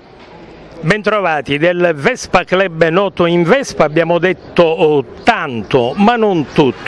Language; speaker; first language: Italian; native; Italian